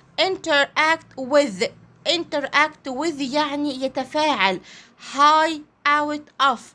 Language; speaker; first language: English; non-native, fluent; Arabic